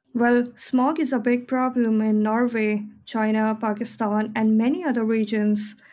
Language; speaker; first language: English; non-native, local second language; Hindi